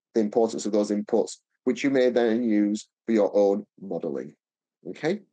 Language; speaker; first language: English; native; English